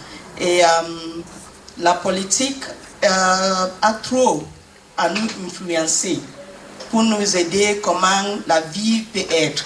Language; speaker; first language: French; non-native, fluent; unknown